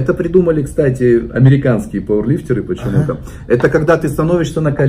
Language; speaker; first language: Russian; native; Russian